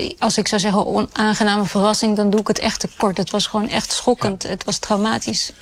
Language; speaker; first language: Dutch; early bilingual, other home language; Urdu